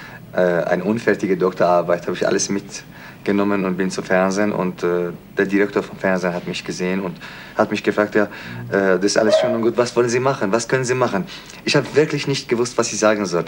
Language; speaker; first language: German; non-native, fluent; Persian